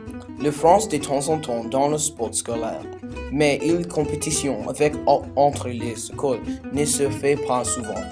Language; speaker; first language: French; non-native, learner; English